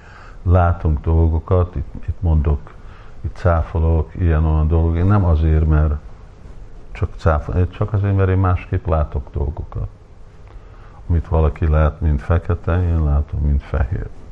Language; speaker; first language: Hungarian; early bilingual, heritage; Hungarian